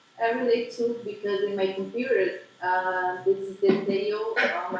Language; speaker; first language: English; non-native, learner; Portuguese